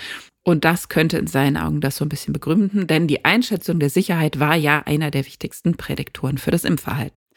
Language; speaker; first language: German; native; German